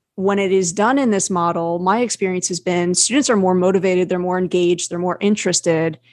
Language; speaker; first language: English; native; English